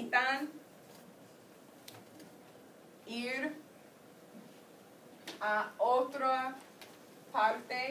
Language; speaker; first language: Spanish; non-native, fluent; English